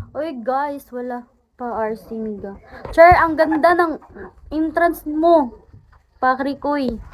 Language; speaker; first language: Filipino; non-native, local second language; Cebuano